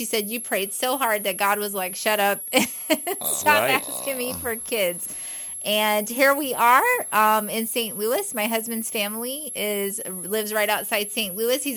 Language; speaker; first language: English; native; English